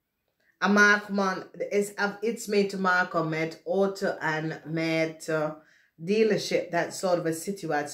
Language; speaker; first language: Dutch; non-native, fluent; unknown